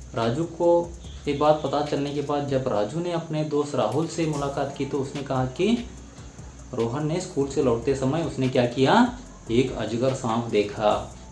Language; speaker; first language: Hindi; non-native, local second language; Kannada